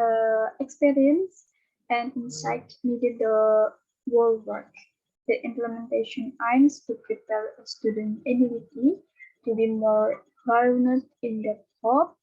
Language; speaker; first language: English; non-native, learner; Indonesian